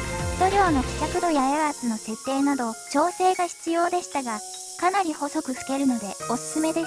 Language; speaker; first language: Japanese; native; Japanese